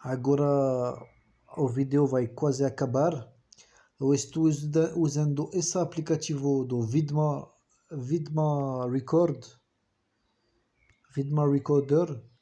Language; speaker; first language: Portuguese; non-native, learner; French